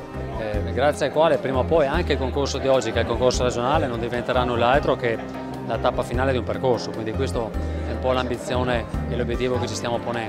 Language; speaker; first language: Italian; native; Italian